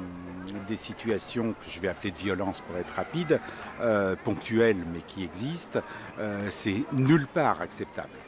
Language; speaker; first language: French; native; French